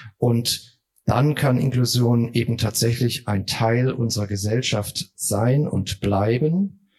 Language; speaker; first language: German; native; German